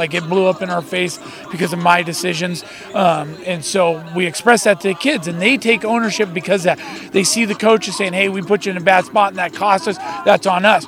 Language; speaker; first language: English; native; English